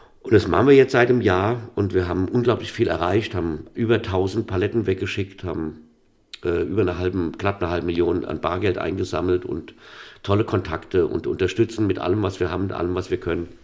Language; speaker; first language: German; native; German